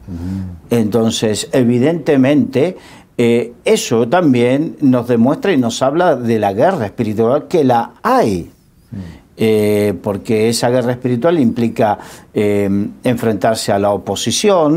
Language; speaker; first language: Spanish; native; Spanish